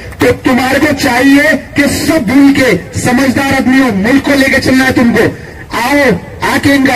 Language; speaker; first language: Urdu; native; Urdu